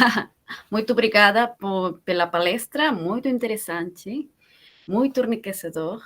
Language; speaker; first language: Portuguese; non-native, fluent; Spanish